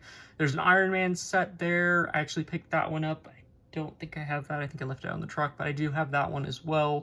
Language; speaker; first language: English; native; English